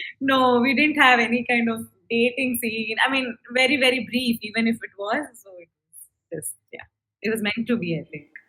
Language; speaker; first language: English; non-native, local second language; Tamil